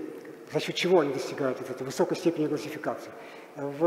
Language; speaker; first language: Russian; native; Russian